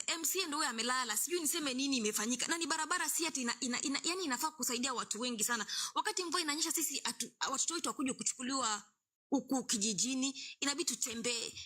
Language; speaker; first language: Swahili; non-native, local second language; Luo (Kenya and Tanzania)